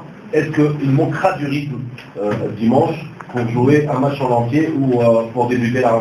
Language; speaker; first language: French; non-native, local second language; Arabic